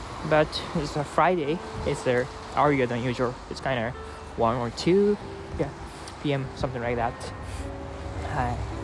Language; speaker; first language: English; non-native, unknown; Japanese